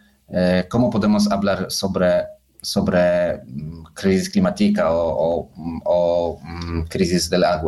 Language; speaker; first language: Spanish; non-native, learner; Polish